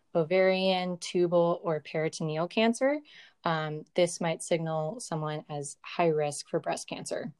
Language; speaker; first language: English; native; English